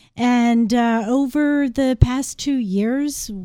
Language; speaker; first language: English; native; English